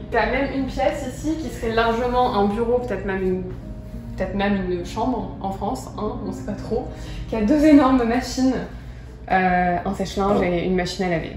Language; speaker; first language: French; native; French